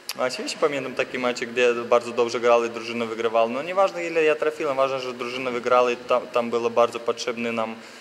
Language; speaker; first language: Polish; non-native, learner; Lithuanian